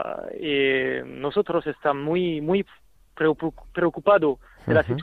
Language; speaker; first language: Spanish; non-native, fluent; French